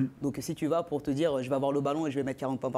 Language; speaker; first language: French; native; French